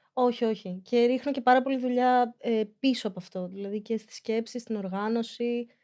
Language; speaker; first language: Greek; native; Greek